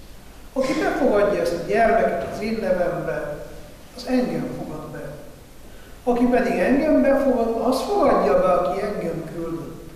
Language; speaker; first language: Hungarian; non-native, fluent; Italian